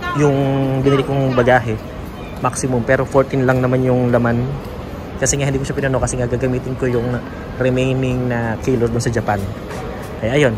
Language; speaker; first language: Filipino; native; Filipino